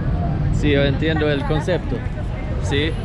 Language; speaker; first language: Spanish; non-native, learner; Swedish